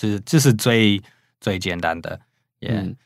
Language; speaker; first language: Chinese; non-native, fluent; English